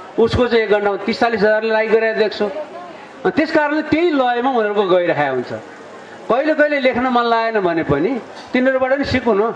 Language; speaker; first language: Nepali; native; Nepali